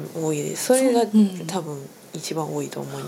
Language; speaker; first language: Japanese; non-native, fluent; English